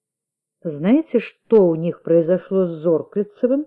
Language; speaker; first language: Russian; native; Russian